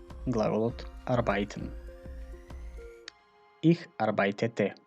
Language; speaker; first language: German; non-native, fluent; Macedonian